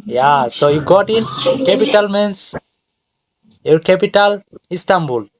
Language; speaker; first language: English; non-native, fluent; Bangla